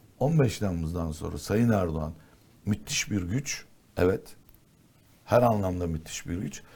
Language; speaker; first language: Turkish; non-native, local second language; Kurdish